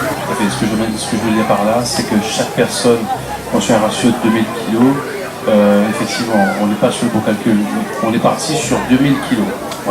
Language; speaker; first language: French; native; French